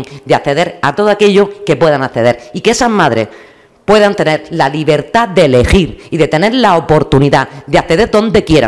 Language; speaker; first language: Spanish; native; Spanish